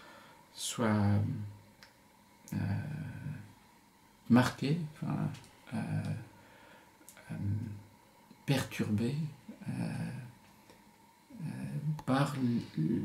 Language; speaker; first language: French; native; French